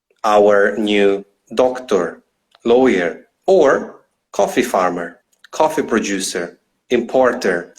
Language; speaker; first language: English; non-native, fluent; Italian